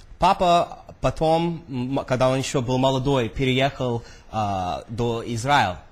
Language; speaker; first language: Russian; early bilingual, heritage; Russian